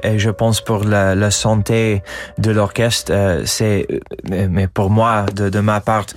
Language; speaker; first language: French; non-native, fluent; English